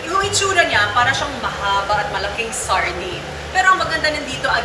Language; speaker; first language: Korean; non-native, fluent; Filipino